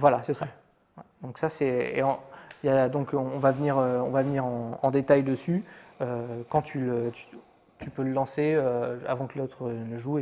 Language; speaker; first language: French; native; French